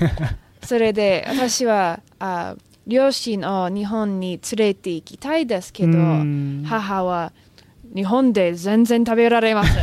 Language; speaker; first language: Japanese; non-native, learner; English